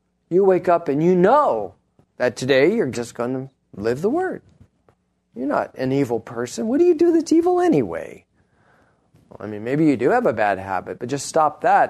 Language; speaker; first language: English; native; English